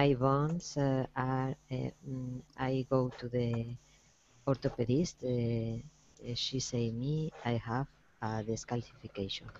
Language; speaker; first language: English; non-native, learner; Spanish